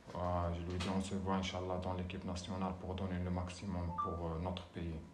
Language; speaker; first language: French; non-native, learner; Arabic